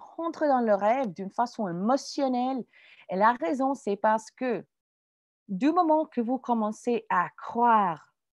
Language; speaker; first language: French; non-native, fluent; English